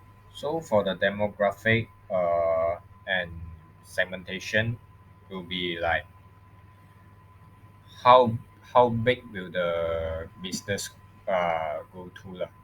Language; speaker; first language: English; non-native, local second language; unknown